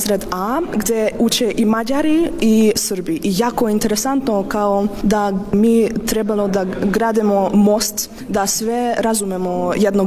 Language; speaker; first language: Serbian; non-native, learner; Hungarian